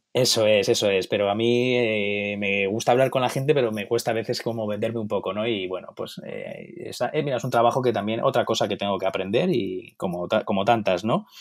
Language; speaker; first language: Spanish; native; Spanish